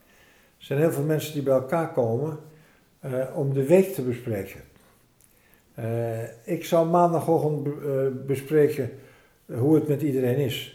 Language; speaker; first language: Dutch; native; Dutch